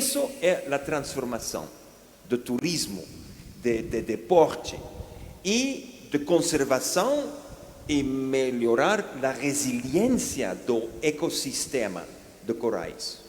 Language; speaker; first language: Portuguese; non-native, fluent; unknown